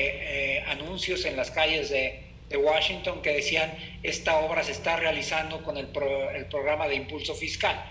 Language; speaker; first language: Spanish; native; Spanish